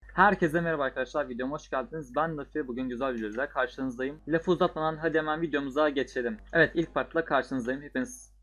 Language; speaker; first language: Turkish; native; Turkish